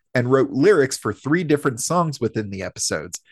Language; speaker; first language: English; native; English